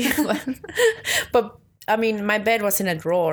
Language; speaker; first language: English; non-native, fluent; Swiss German